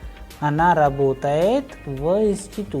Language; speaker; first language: Russian; non-native, fluent; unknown